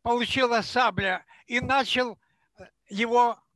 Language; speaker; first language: Russian; non-native, local second language; Ukrainian